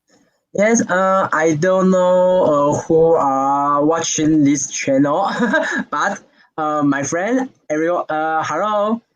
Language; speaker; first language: English; non-native, learner; Chinese